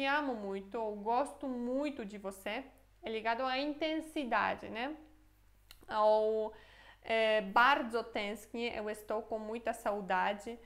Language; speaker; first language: Portuguese; non-native, fluent; Polish